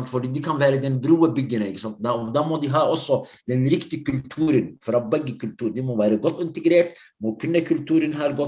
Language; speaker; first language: Norwegian; non-native, fluent; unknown